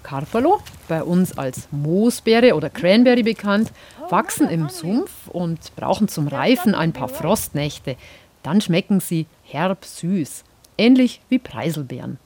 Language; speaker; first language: German; native; German